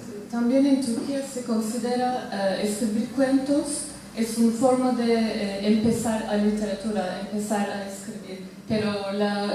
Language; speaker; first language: Spanish; non-native, fluent; Turkish